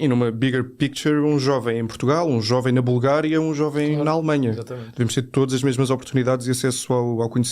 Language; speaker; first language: Portuguese; native; Portuguese